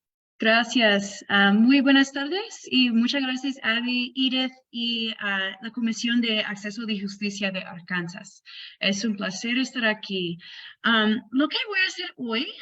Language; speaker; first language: Spanish; non-native, fluent; English